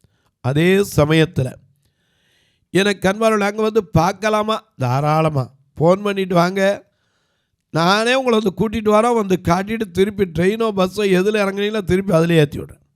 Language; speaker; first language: Tamil; native; Tamil